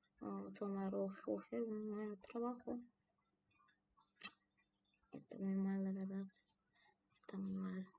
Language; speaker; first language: Spanish; non-native, learner; Turkish